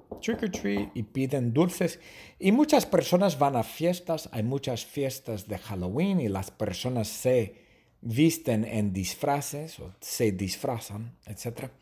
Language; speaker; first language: Spanish; non-native, fluent; English